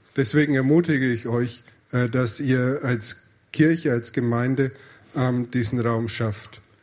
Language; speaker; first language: German; native; German